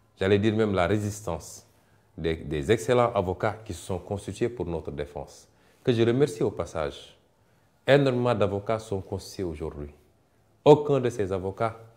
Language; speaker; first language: French; non-native, local second language; Wolof